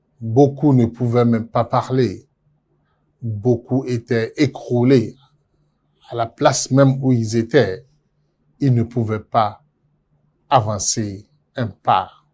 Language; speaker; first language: French; non-native, local second language; Yoruba